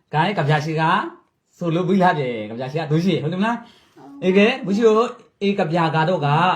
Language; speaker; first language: Burmese; native; Burmese